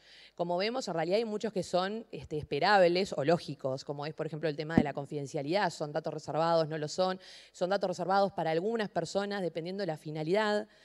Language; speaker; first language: Spanish; native; Spanish